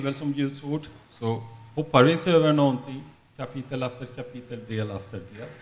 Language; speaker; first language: Swedish; non-native, fluent; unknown